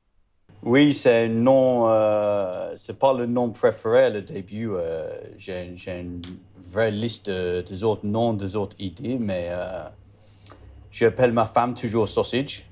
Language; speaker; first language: French; non-native, learner; English